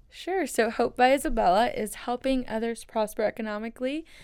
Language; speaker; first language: English; early bilingual, other home language; Spanish